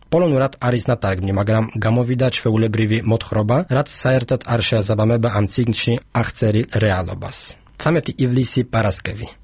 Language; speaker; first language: Georgian; non-native, fluent; Polish